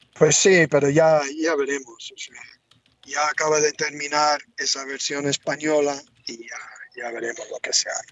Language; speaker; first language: Spanish; non-native, fluent; English